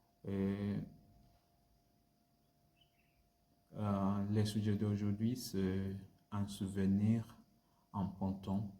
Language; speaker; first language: French; non-native, learner; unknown